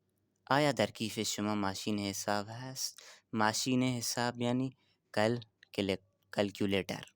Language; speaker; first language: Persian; non-native, fluent; Urdu